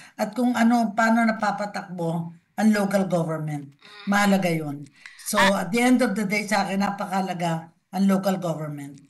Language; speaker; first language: Filipino; native; Filipino